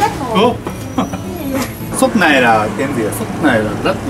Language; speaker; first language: Vietnamese; non-native, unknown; Japanese